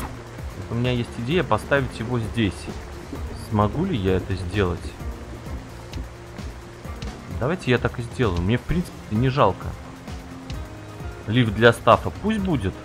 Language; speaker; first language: Russian; native; Russian